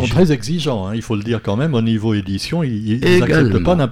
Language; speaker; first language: French; native; French